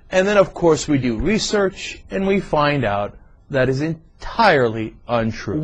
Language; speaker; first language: English; native; English